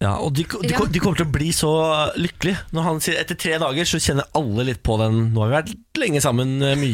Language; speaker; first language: Norwegian; native; Norwegian